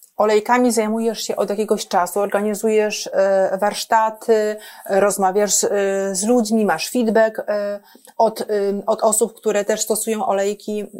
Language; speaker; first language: Polish; native; Polish